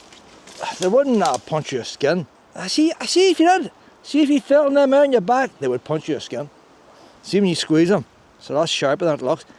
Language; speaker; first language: English; native; English